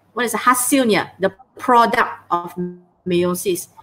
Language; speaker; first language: English; non-native, local second language; Malay